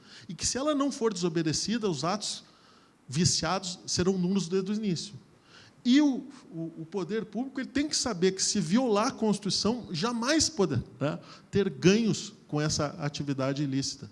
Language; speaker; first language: Portuguese; native; Portuguese